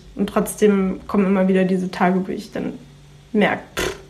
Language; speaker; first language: German; native; German